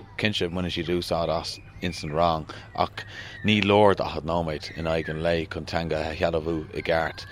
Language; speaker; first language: Irish; non-native, local second language; English